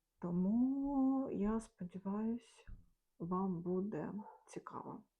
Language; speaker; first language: Ukrainian; non-native, local second language; Russian